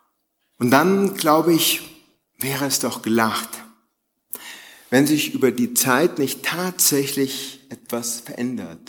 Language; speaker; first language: German; native; German